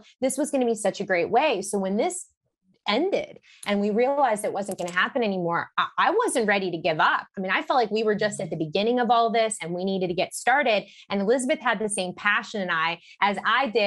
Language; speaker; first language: English; native; English